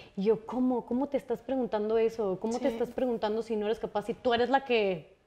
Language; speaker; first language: Spanish; native; Spanish